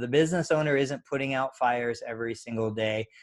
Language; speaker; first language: English; native; English